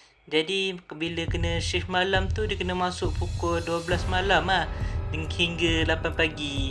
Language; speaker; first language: Malay; native; Malay